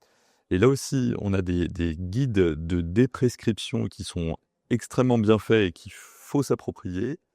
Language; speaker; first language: French; native; French